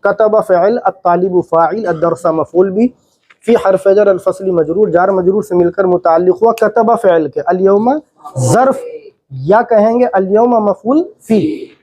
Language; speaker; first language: Urdu; native; Urdu